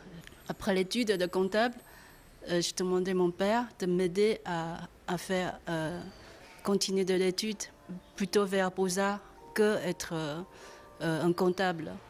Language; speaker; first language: French; non-native, learner; Chinese